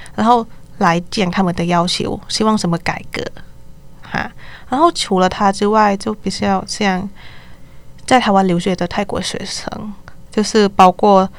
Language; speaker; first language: Chinese; non-native, learner; Thai